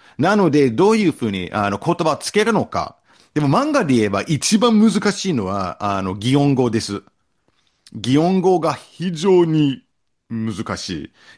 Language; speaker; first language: Japanese; non-native, fluent; English